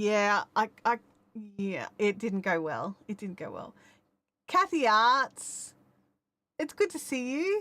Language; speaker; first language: English; native; English